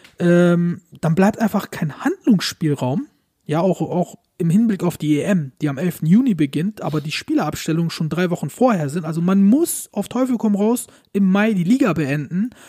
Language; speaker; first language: German; early bilingual, other home language; Turkish